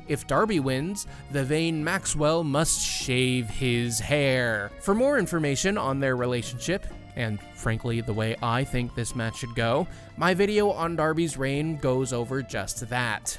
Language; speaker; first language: English; native; English